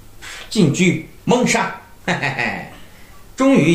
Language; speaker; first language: Chinese; native; Chinese